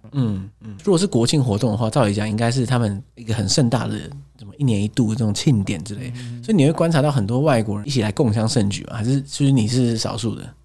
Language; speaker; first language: Chinese; native; Chinese